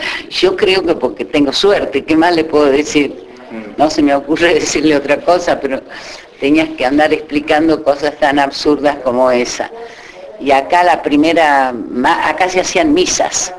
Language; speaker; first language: Spanish; native; Spanish